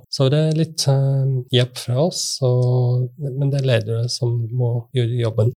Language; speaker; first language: Norwegian; non-native, fluent; English